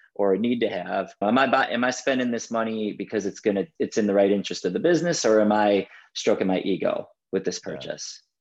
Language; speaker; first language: English; native; English